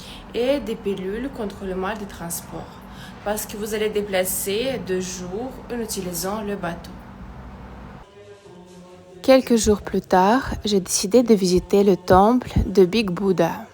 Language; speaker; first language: French; non-native, fluent; Russian